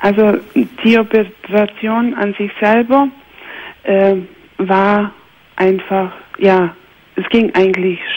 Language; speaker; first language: German; non-native, fluent; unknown